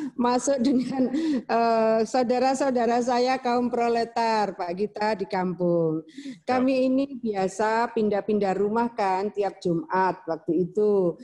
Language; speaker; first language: Indonesian; native; Indonesian